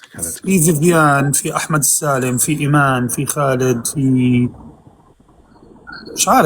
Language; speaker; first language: Arabic; native; Arabic